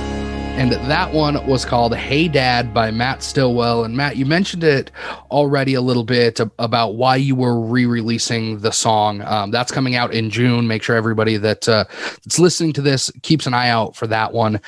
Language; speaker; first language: English; native; English